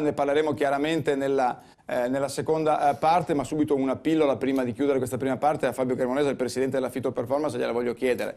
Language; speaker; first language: Italian; native; Italian